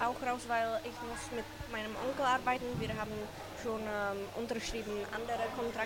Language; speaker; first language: German; non-native, learner; Czech